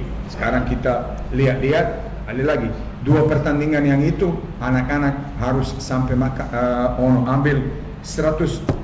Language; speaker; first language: Indonesian; non-native, fluent; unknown